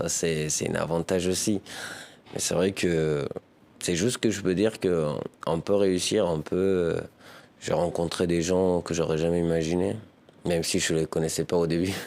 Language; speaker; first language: French; early bilingual, other home language; Persian